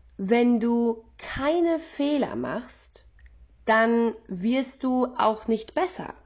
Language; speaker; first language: German; native; German